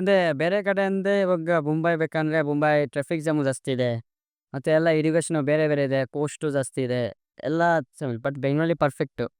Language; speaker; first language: Kannada; non-native, learner; Assamese